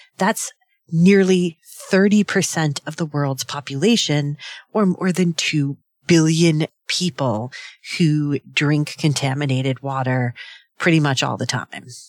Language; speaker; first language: English; native; English